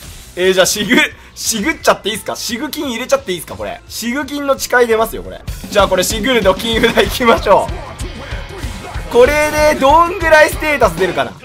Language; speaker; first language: Japanese; native; Japanese